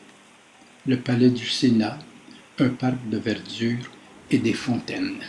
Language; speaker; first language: French; native; French